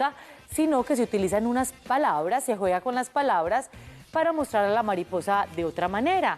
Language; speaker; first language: Spanish; native; Spanish